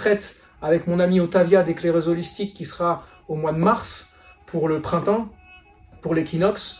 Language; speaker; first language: French; native; French